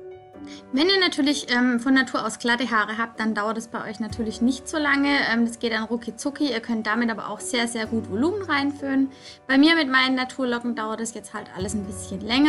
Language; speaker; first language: German; native; German